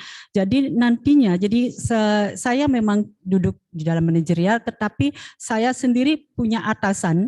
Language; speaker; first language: Indonesian; native; Indonesian